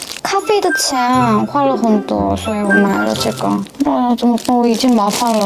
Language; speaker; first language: Chinese; non-native, learner; Korean